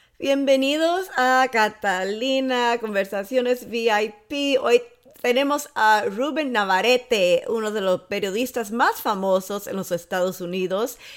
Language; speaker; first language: Spanish; early bilingual, heritage; Spanish